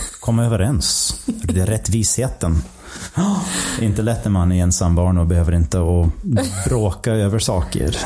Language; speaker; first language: Swedish; non-native, fluent; English